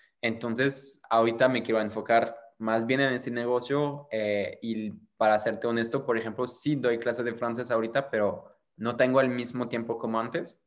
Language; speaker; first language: Spanish; non-native, fluent; French